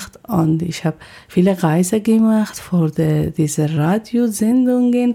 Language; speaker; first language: German; non-native, learner; Persian